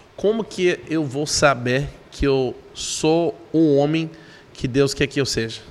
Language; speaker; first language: Portuguese; non-native, fluent; English